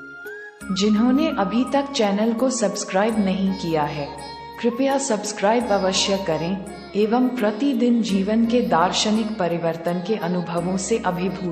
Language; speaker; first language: Hindi; native; Hindi